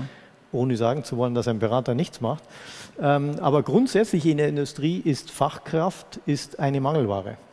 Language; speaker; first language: German; native; German